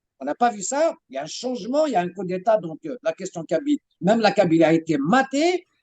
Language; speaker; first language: French; non-native, local second language; Kabyle